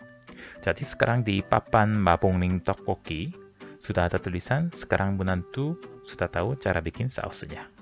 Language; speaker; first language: Indonesian; non-native, fluent; Korean